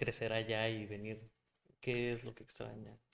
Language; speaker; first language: Spanish; native; Spanish